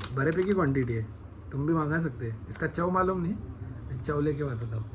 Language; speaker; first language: Hindi; non-native, local second language; Marathi